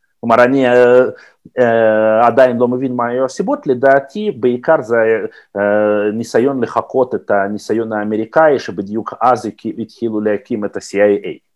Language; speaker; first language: Hebrew; non-native, fluent; Russian